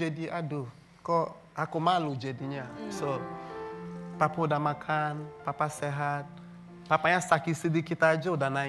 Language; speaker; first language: Indonesian; non-native, fluent; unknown